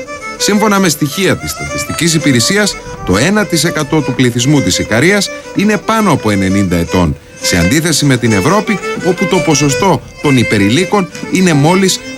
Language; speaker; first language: Greek; native; Greek